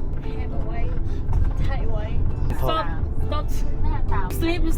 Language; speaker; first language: English; non-native, learner; Thai